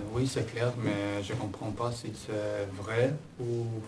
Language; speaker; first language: French; non-native, learner; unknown